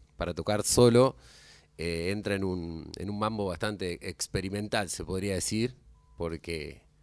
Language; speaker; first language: Spanish; native; Spanish